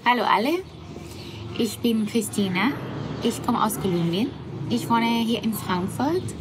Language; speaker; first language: German; non-native, fluent; Spanish